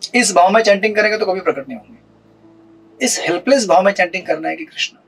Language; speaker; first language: Hindi; non-native, local second language; Marathi